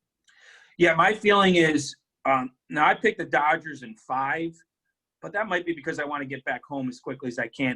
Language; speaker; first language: English; native; English